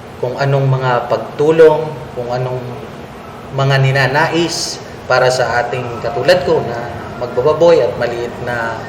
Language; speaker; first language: Filipino; native; Filipino